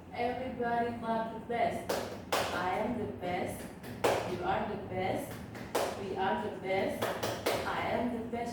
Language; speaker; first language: English; non-native, learner; Indonesian